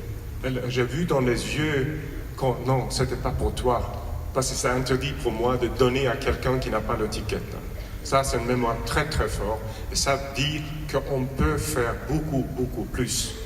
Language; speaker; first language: French; non-native, fluent; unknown